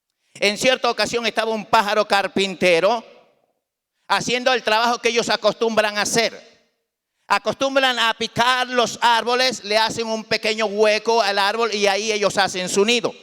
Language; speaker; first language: Spanish; native; Spanish